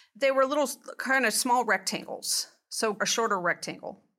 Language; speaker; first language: English; native; English